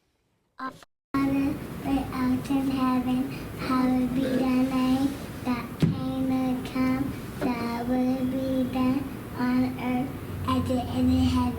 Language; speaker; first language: English; native; English